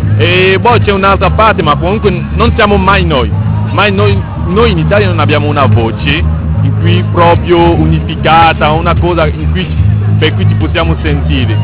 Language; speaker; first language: Italian; non-native, fluent; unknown